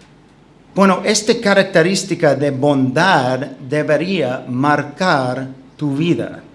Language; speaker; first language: Spanish; non-native, fluent; English